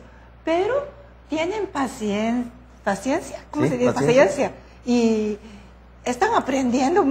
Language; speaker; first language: Spanish; non-native, learner; Japanese